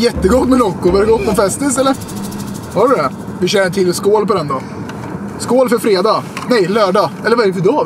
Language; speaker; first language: Swedish; native; Swedish